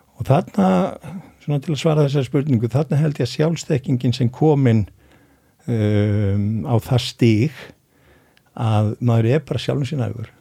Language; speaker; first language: Icelandic; native; Icelandic